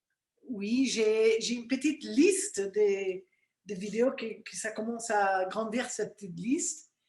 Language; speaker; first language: French; non-native, fluent; Spanish